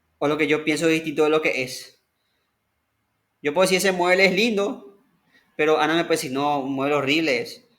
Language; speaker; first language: Spanish; native; Spanish